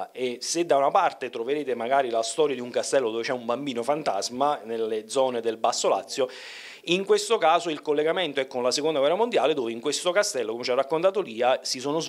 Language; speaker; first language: Italian; native; Italian